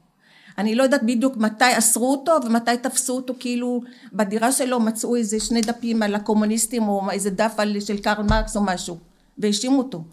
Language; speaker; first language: Hebrew; early bilingual, other home language; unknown